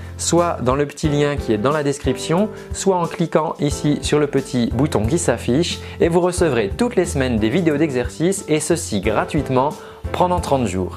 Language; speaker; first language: French; native; French